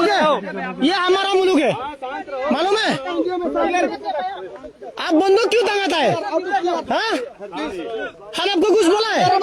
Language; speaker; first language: Hindi; non-native, learner; Bangla